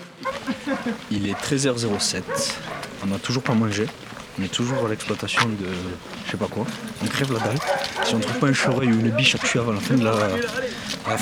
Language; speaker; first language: French; native; French